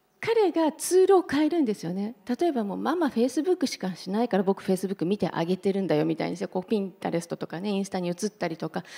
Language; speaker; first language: Japanese; native; Japanese